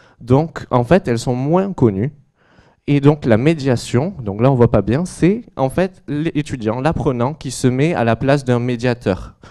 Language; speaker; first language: French; native; French